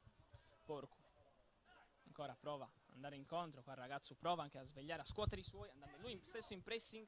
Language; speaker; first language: Italian; native; Italian